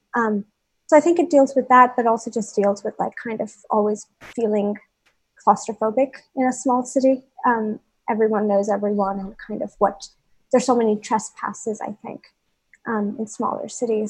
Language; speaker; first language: English; non-native, local second language; Hindi